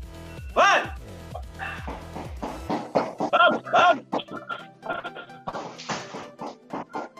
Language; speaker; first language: Portuguese; non-native, learner; Spanish